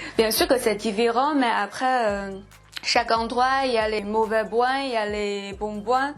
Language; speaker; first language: French; non-native, fluent; Chinese